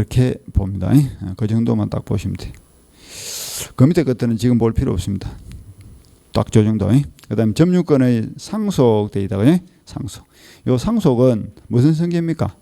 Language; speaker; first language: Korean; native; Korean